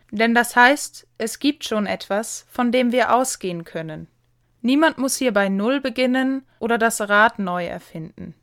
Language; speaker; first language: German; native; German